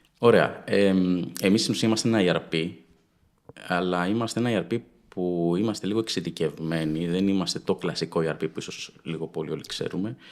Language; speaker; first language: Greek; native; Greek